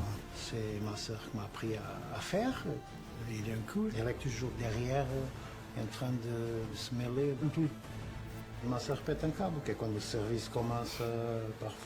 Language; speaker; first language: French; non-native, fluent; Portuguese